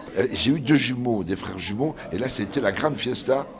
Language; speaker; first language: French; early bilingual, other home language; Kabyle